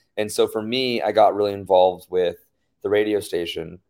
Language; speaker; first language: English; native; English